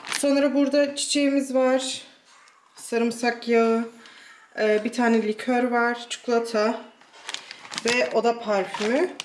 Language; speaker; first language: Turkish; early bilingual, heritage; Turkish